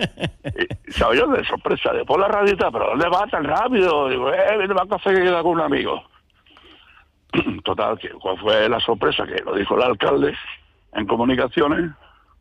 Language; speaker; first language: Spanish; native; Spanish